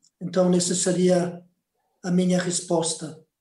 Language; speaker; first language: Portuguese; non-native, fluent; Spanish